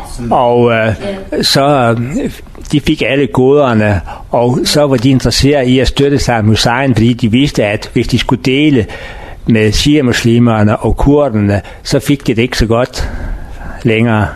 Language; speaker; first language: Danish; non-native, learner; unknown